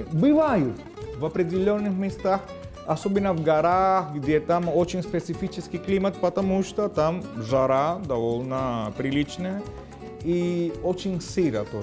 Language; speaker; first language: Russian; non-native, fluent; Spanish